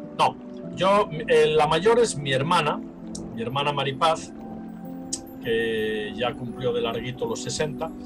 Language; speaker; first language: Spanish; native; Spanish